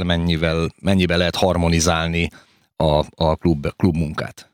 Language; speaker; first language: Hungarian; native; Hungarian